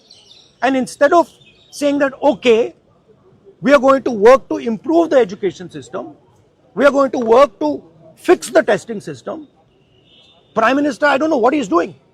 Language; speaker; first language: English; non-native, local second language; Hindi